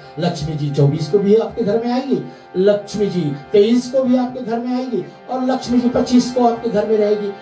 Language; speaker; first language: Hindi; native; Hindi